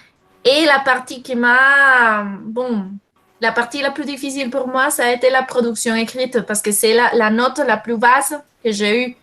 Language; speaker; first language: French; non-native, fluent; Spanish